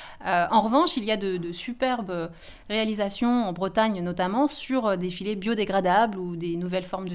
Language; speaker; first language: French; native; French